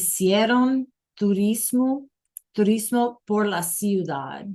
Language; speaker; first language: Spanish; non-native, fluent; English